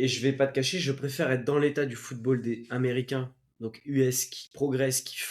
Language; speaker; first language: French; native; French